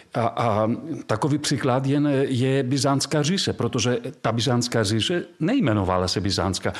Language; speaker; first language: Czech; non-native, fluent; Greek